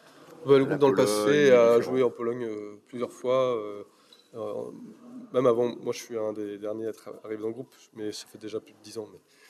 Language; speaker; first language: French; native; French